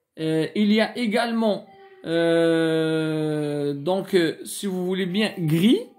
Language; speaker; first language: French; non-native, local second language; Arabic